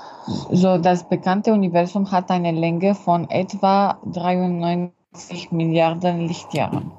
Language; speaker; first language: German; non-native, learner; French